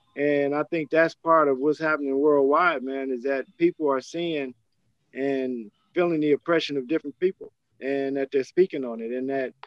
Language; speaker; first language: English; native; English